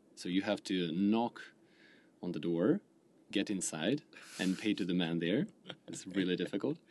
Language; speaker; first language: English; non-native, fluent; Russian